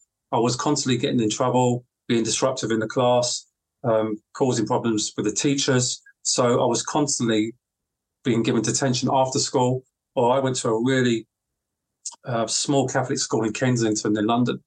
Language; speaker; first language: English; native; English